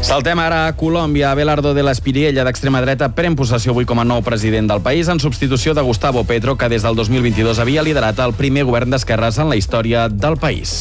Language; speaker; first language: Catalan; native; Catalan